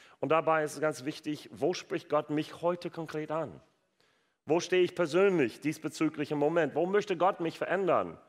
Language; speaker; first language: German; non-native, fluent; English